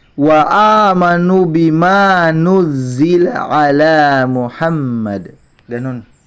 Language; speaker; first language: Filipino; non-native, local second language; Maranao